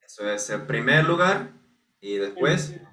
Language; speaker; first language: Spanish; non-native, fluent; English